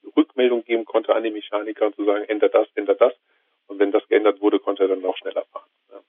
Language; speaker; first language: German; native; German